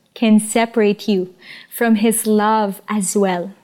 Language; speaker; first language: English; non-native, local second language; Filipino